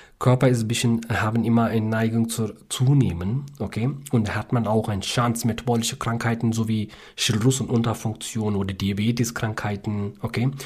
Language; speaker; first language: German; non-native, learner; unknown